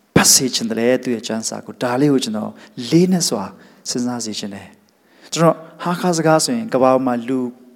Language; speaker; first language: Burmese; non-native, local second language; Hakha Chin